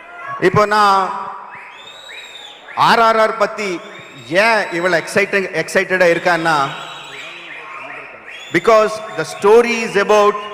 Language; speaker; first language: Tamil; non-native, local second language; Telugu